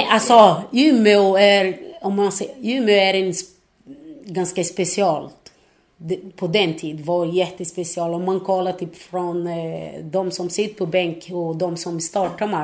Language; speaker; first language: Swedish; non-native, fluent; Portuguese